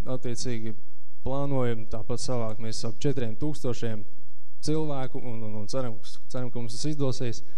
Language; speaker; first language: Latvian; native; Latvian